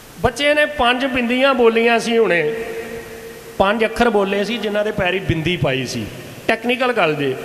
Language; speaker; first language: Punjabi; native; Punjabi